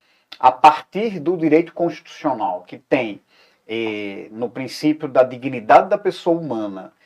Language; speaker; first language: Portuguese; native; Portuguese